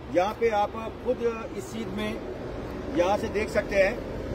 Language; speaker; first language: Hindi; native; Hindi